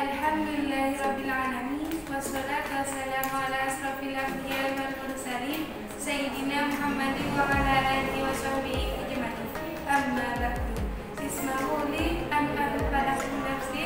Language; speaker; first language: Arabic; non-native, learner; Indonesian